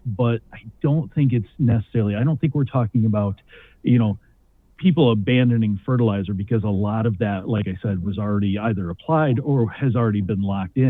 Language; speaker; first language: English; native; English